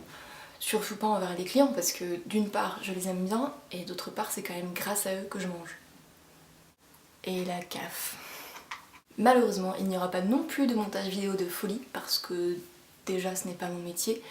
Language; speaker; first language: French; native; French